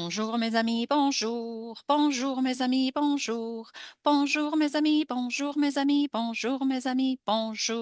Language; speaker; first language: French; non-native, fluent; English